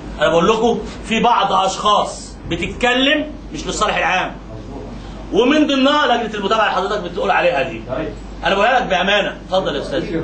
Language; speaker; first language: Egyptian Arabic; non-native, local second language; Arabic